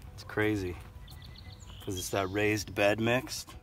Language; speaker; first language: English; native; English